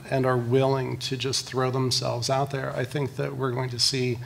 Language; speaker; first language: English; native; English